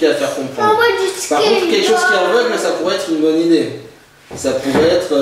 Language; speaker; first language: French; native; French